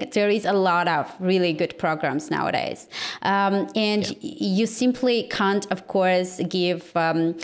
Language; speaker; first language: English; non-native, fluent; Armenian